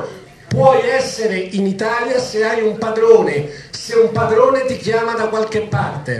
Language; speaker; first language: Italian; native; Italian